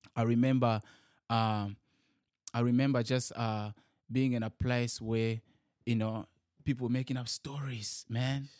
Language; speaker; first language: English; early bilingual, other home language; Lingala